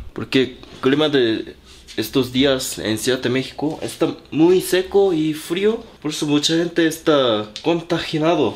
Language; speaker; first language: Spanish; non-native, learner; Korean